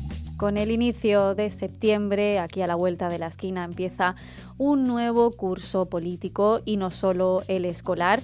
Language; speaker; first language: Spanish; native; Spanish